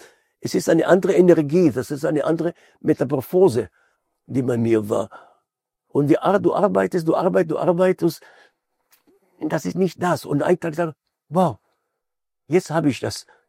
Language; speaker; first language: German; non-native, fluent; Hebrew